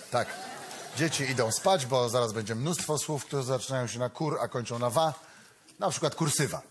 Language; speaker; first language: Polish; native; Polish